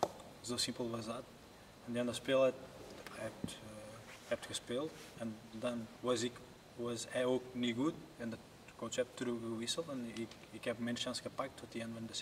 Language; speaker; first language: Dutch; non-native, learner; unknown